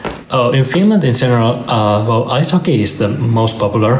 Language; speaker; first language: English; non-native, fluent; Finnish